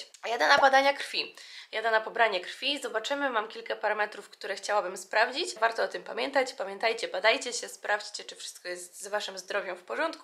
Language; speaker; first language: Polish; native; Polish